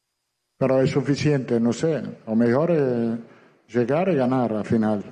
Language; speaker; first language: Portuguese; non-native, fluent; Italian